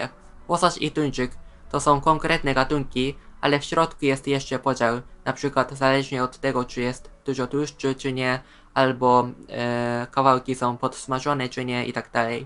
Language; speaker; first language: Polish; non-native, fluent; Japanese